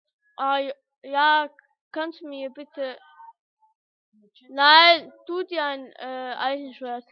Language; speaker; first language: German; early bilingual, other home language; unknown